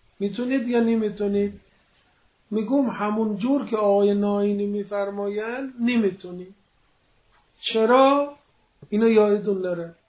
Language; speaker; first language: Persian; non-native, local second language; Azerbaijani